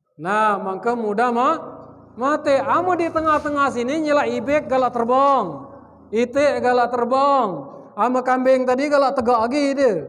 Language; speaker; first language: Malay; native; Malay